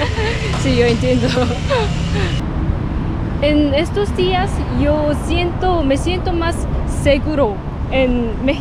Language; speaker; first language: Spanish; non-native, learner; Korean